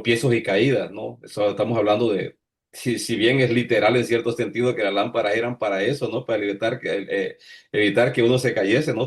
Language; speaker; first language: Spanish; native; Spanish